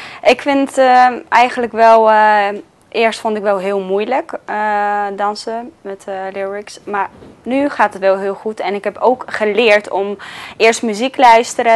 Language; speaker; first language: Dutch; non-native, fluent; Polish